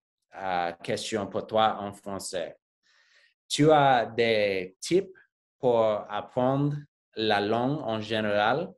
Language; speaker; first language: French; non-native, learner; English